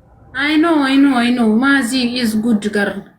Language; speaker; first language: English; non-native, learner; Amharic